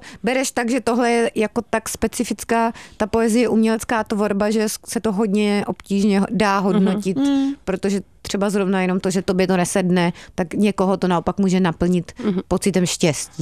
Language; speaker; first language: Czech; native; Czech